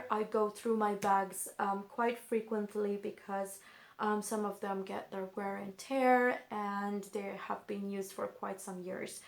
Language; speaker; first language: English; non-native, fluent; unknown